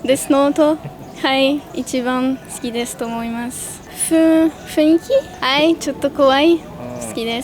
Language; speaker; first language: Japanese; non-native, learner; French